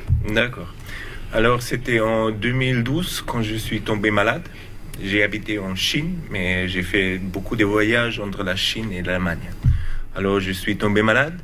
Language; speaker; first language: French; non-native, learner; German